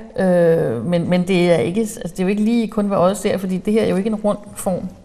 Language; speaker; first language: Danish; native; Danish